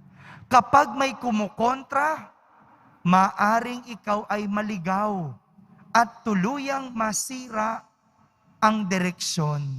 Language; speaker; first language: Filipino; native; Filipino